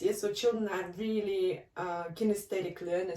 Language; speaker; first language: English; non-native, fluent; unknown